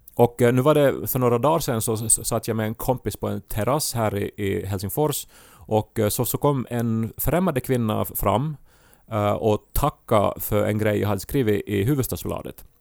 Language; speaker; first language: Swedish; native; Swedish